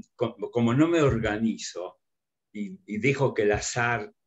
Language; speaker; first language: Spanish; early bilingual, other home language; Russian